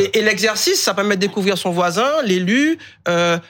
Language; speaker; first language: French; native; French